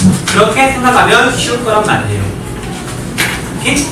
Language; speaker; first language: Korean; native; Korean